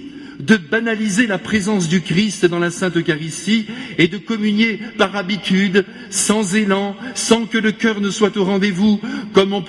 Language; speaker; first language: French; native; French